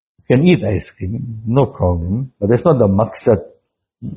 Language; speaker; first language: English; native; English